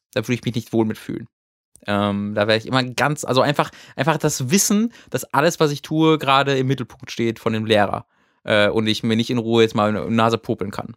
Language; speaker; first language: German; native; German